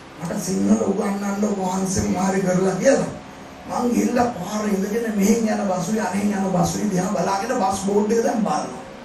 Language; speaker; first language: Sinhala; non-native, local second language; Tamil